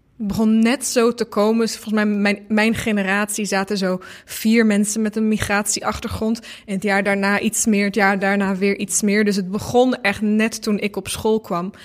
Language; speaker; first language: Dutch; early bilingual, other home language; Bosnian